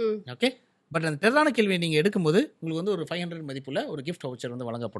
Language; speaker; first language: Tamil; native; Tamil